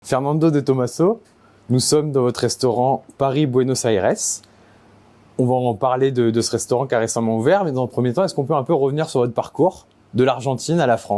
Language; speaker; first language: French; native; French